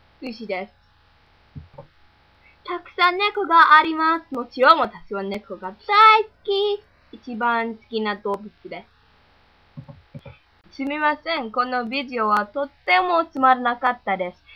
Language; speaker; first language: Japanese; non-native, learner; English